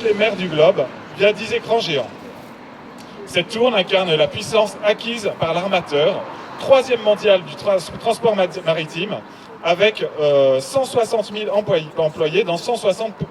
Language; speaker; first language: French; native; French